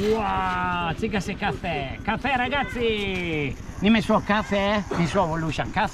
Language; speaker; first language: Chinese; non-native, learner; Italian